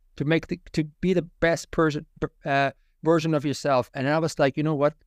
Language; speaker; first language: English; non-native, fluent; German